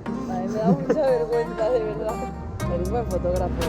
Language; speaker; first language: Spanish; native; Spanish